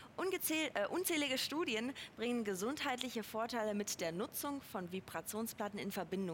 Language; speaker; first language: German; native; German